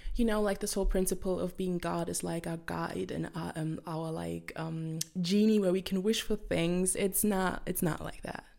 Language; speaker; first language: English; non-native, fluent; German